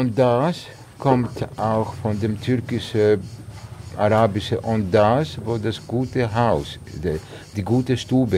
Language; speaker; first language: German; non-native, fluent; Greek